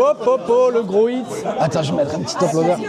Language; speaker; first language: French; native; French